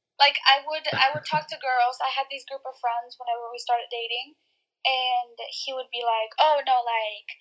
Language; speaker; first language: English; early bilingual, other home language; Spanish